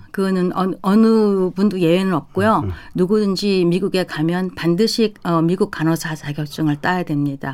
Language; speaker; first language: Korean; native; Korean